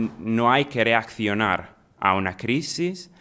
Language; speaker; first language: Spanish; non-native, fluent; Italian